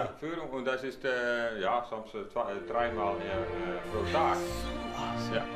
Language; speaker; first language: German; non-native, learner; Dutch